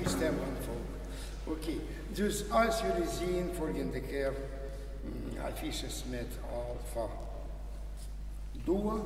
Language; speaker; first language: Dutch; non-native, learner; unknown